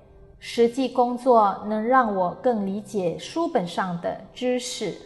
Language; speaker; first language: Chinese; non-native, fluent; Indonesian